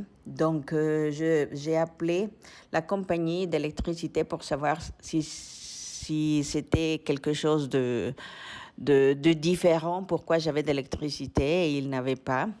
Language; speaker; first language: French; non-native, fluent; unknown